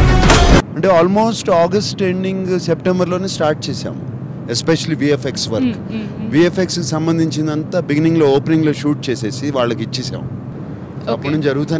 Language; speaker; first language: Telugu; native; Telugu